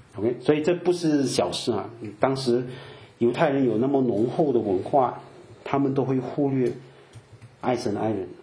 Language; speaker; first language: Chinese; native; Chinese